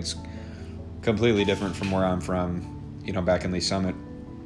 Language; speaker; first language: English; native; English